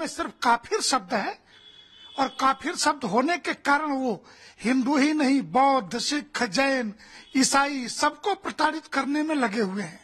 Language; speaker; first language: Hindi; native; Hindi